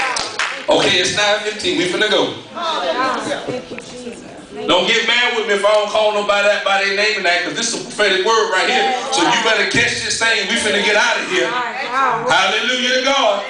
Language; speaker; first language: English; native; English